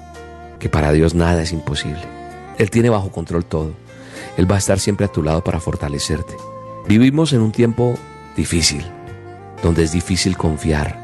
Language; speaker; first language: Spanish; native; Spanish